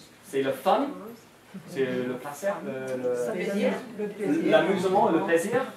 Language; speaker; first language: French; non-native, fluent; English